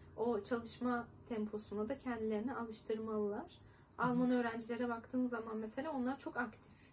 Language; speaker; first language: Turkish; native; Turkish